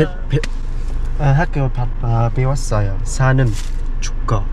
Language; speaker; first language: Korean; non-native, learner; Vietnamese